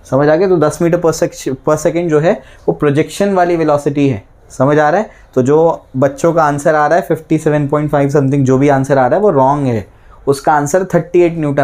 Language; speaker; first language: Hindi; native; Hindi